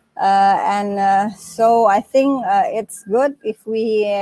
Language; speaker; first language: English; non-native, fluent; Indonesian